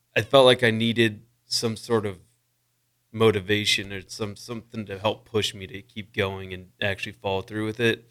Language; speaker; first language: English; native; English